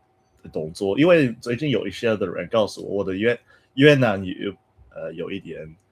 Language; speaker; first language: Chinese; non-native, fluent; English